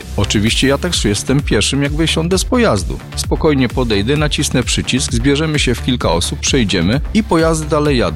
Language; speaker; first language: Polish; native; Polish